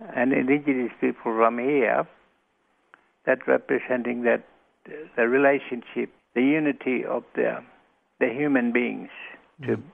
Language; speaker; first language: English; non-native, local second language; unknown